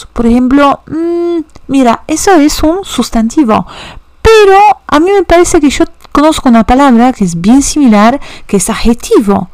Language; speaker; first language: Spanish; non-native, fluent; Polish